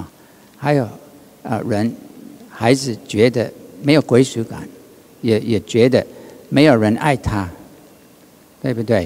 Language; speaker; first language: Chinese; non-native, learner; English